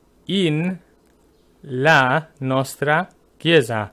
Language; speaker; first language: Italian; non-native, fluent; English